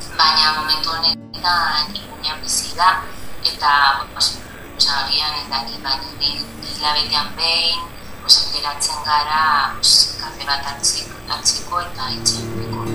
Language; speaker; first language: Basque; non-native, learner; Spanish